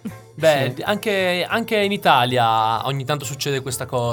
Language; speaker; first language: Italian; native; Italian